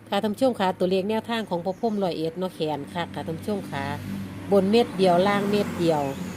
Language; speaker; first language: Thai; native; Thai